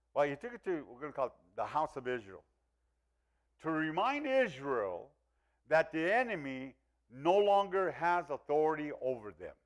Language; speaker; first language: English; early bilingual, other home language; Spanish